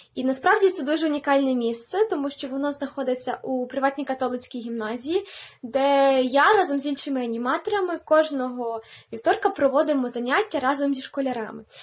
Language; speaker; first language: Ukrainian; native; Ukrainian